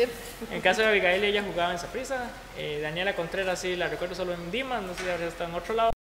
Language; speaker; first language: Spanish; native; Spanish